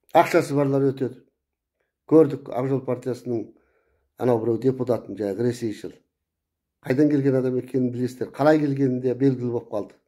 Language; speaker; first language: Kazakh; native; Kazakh